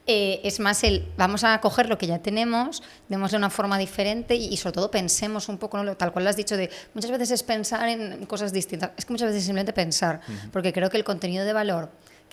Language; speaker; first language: Spanish; native; Spanish